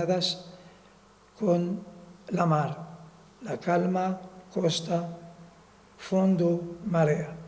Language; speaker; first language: Spanish; non-native, fluent; Arabic